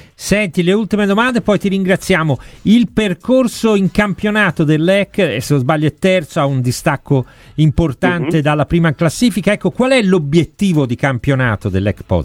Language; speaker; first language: Italian; native; Italian